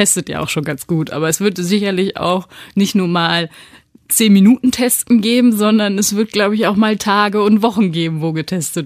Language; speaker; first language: German; native; German